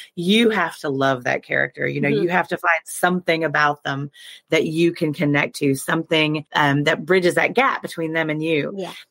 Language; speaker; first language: English; native; English